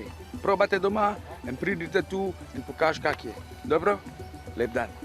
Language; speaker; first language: Slovenian; non-native, learner; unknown